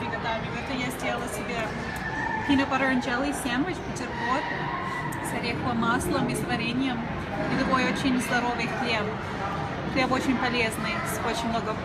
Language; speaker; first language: Russian; early bilingual, heritage; Russian